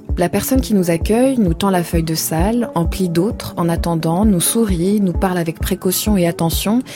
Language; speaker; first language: French; native; French